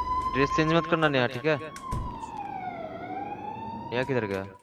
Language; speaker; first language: Hindi; native; Hindi